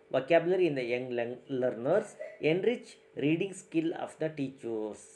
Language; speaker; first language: English; non-native, local second language; Kannada